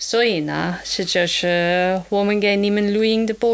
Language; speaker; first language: Chinese; non-native, fluent; German